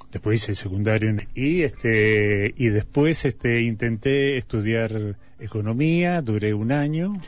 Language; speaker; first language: Spanish; native; Spanish